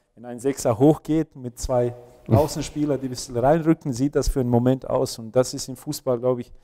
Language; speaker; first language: German; non-native, fluent; Bosnian